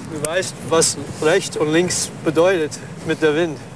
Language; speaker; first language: German; non-native, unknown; English